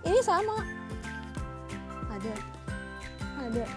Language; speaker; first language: Indonesian; native; Indonesian